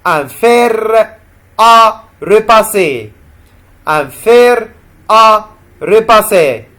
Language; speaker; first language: French; non-native, fluent; Arabic